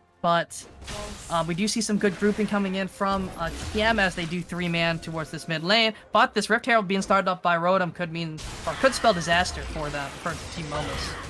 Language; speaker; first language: English; native; English